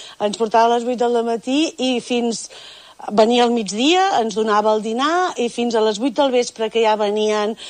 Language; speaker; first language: Catalan; native; Catalan